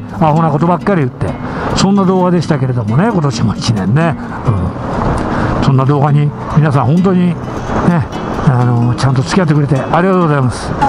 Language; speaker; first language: Japanese; native; Japanese